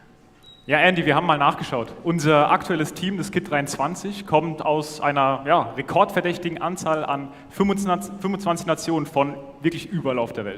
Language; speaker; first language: German; native; German